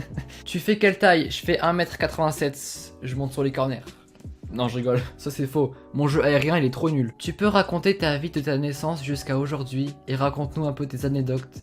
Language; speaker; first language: French; native; French